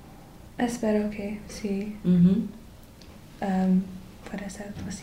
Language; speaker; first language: Spanish; non-native, learner; English